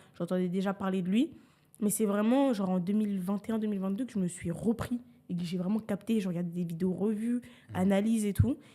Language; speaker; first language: French; early bilingual, other home language; Haitian Creole